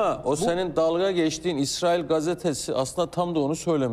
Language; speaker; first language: Turkish; native; Turkish